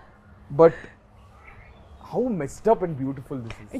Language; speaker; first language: Telugu; native; Telugu